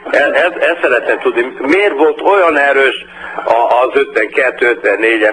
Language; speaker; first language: Hungarian; early bilingual, heritage; Portuguese